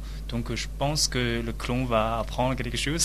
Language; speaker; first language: French; non-native, learner; Chinese